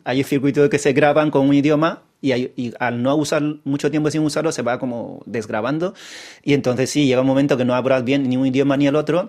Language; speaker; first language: Spanish; early bilingual, other home language; Chinese